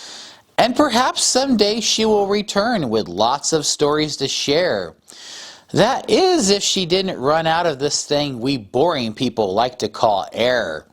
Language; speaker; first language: English; native; English